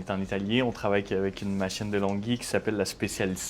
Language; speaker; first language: French; native; French